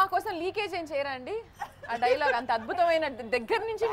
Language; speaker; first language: Telugu; native; Telugu